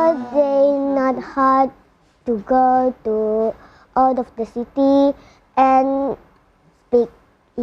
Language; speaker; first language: English; non-native, learner; Indonesian